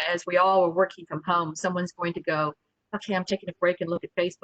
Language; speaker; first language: English; native; English